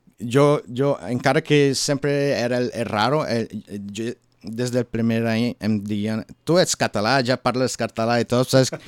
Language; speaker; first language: Catalan; non-native, learner; Portuguese